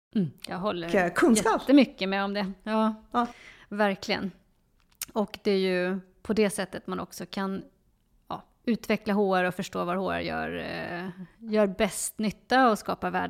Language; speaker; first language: Swedish; native; Swedish